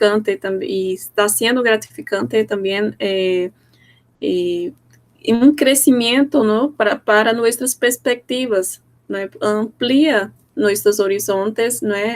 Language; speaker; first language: Spanish; non-native, fluent; Portuguese